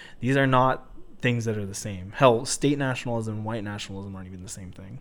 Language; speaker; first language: English; native; English